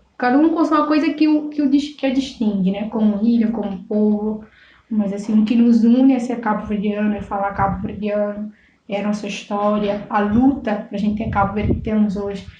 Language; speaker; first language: Portuguese; non-native, local second language; Kabuverdianu